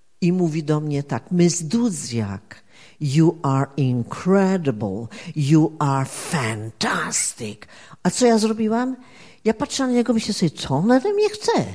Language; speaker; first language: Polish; native; Polish